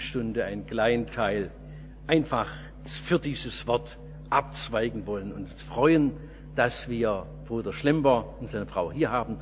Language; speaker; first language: German; native; German